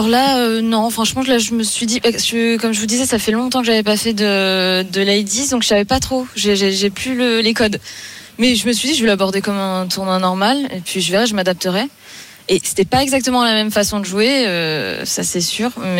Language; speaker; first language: French; native; French